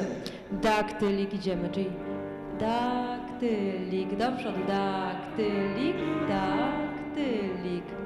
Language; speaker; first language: Polish; native; Polish